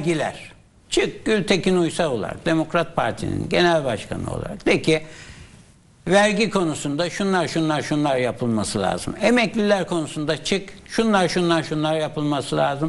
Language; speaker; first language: Turkish; native; Turkish